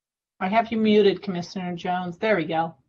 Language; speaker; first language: English; native; English